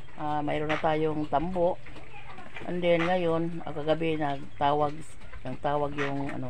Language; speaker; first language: Filipino; non-native, local second language; Cebuano